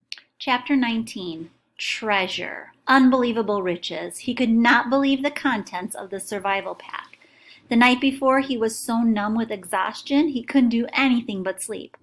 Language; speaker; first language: English; native; English